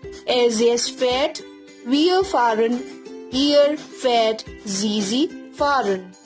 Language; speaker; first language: German; non-native, learner; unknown